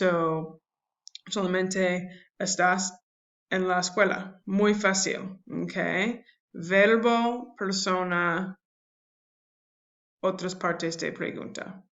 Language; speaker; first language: Spanish; non-native, learner; English